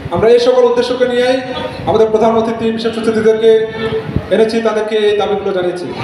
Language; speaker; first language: Bangla; non-native, local second language; Santali